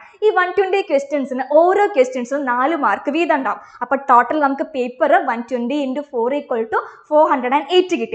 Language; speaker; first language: Malayalam; native; Malayalam